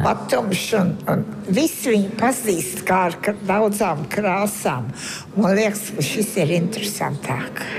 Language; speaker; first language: Latvian; non-native, fluent; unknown